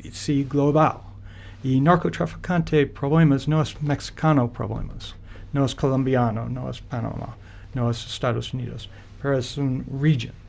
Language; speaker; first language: Spanish; non-native, learner; English